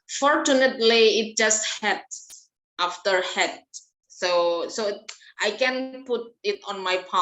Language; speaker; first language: English; non-native, fluent; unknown